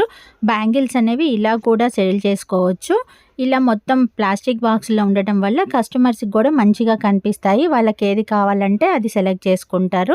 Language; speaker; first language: Telugu; native; Telugu